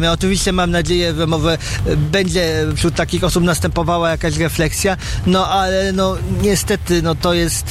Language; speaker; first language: Polish; native; Polish